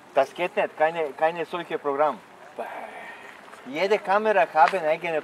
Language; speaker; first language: German; non-native, learner; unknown